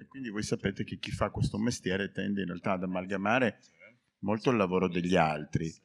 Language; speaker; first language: Italian; native; Italian